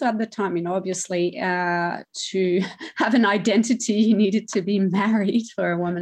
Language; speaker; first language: English; non-native, fluent; French